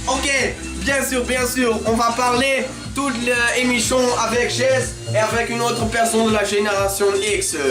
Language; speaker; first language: French; non-native, learner; Dutch